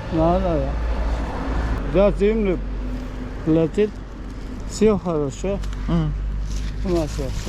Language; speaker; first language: Russian; non-native, local second language; Tajik